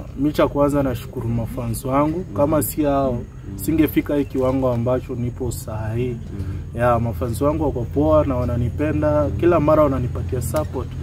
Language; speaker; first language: Swahili; non-native, local second language; Luyia